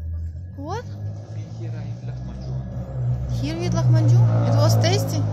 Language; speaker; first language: English; non-native, learner; Russian